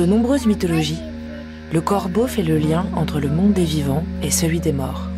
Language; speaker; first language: French; native; French